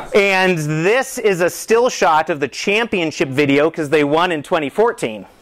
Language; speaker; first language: English; native; English